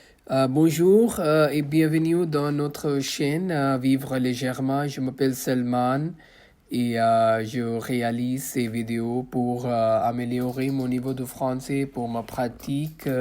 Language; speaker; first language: French; non-native, fluent; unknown